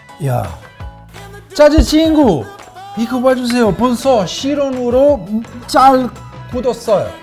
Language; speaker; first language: Korean; non-native, fluent; Italian